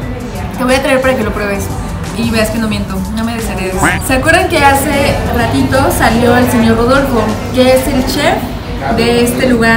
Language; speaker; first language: Spanish; native; Spanish